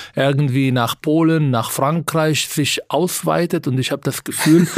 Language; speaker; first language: German; non-native, fluent; Hebrew